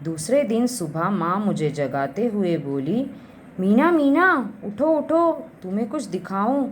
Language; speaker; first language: Hindi; non-native, local second language; Malayalam